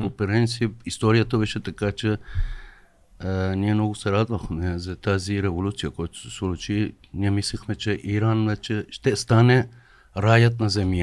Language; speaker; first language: Bulgarian; non-native, fluent; Persian